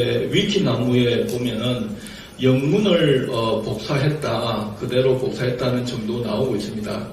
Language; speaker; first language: Korean; native; Korean